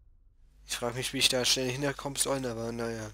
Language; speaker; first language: German; native; German